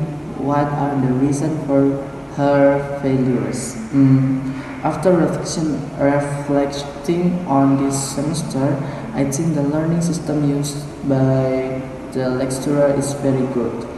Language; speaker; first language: English; non-native, learner; Indonesian